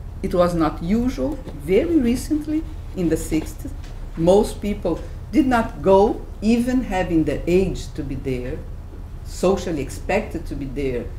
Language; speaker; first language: English; non-native, fluent; Portuguese